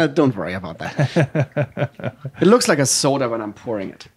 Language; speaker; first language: English; non-native, fluent; German